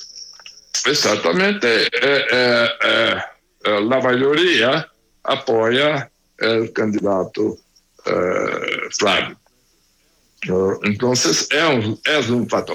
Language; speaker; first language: Spanish; non-native, learner; Portuguese